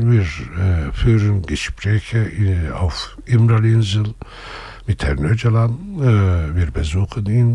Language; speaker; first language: German; non-native, fluent; Kurdish